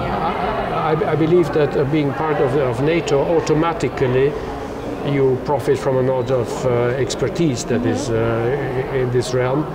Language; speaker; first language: English; non-native, fluent; German